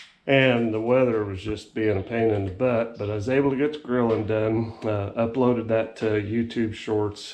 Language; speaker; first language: English; native; English